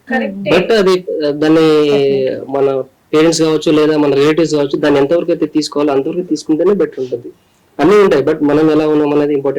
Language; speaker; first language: Telugu; native; Telugu